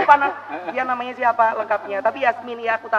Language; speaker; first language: Indonesian; native; Indonesian